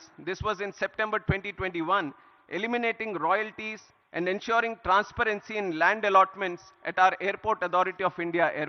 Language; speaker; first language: English; non-native, local second language; Telugu